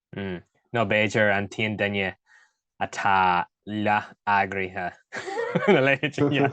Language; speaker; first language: Irish; native; Irish